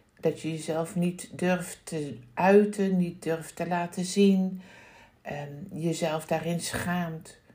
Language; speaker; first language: Dutch; native; Dutch